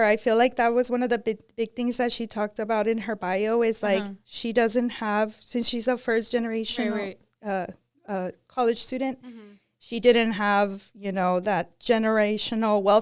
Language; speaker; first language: English; early bilingual, other home language; Spanish